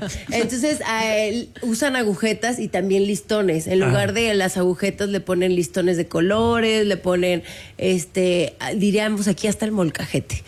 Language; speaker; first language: Spanish; native; Spanish